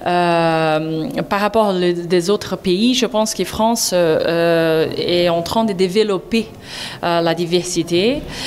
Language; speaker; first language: French; non-native, fluent; Portuguese